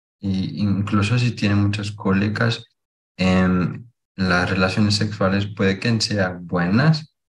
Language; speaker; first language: Spanish; non-native, fluent; Portuguese